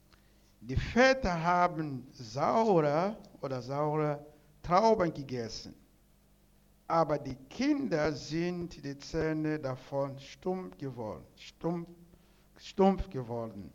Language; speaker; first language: German; non-native, learner; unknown